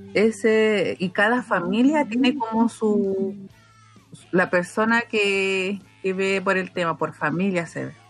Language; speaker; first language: Spanish; non-native, local second language; Aymara